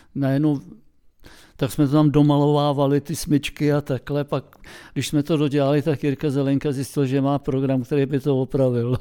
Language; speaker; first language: Czech; native; Czech